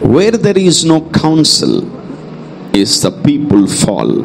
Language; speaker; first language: English; non-native, local second language; Telugu